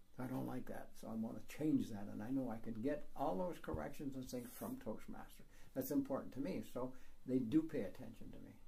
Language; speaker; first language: English; native; English